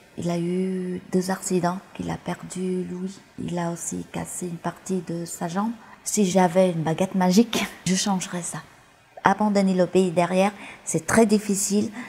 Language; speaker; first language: French; early bilingual, other home language; Vietnamese